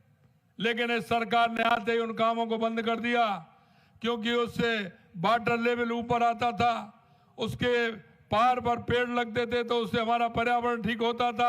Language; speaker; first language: Hindi; native; Hindi